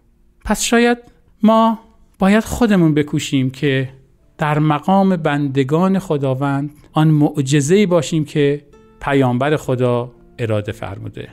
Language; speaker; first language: Persian; native; Persian